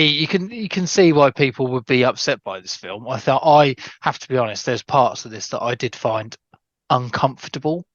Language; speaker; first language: English; native; English